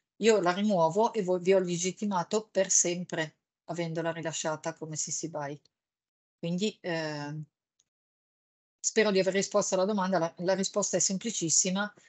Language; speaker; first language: Italian; native; Italian